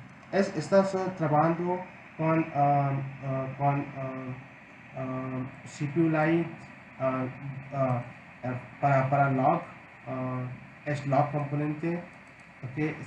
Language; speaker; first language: Spanish; non-native, learner; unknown